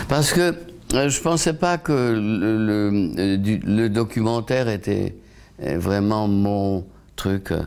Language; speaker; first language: French; non-native, fluent; Polish